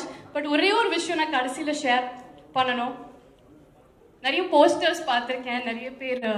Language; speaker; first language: Tamil; non-native, fluent; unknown